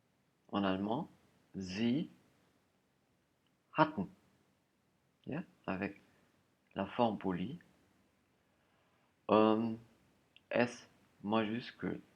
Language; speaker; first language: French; non-native, fluent; German